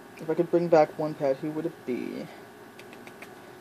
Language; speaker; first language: English; native; English